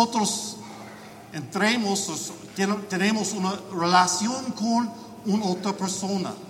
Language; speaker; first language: Spanish; non-native, learner; English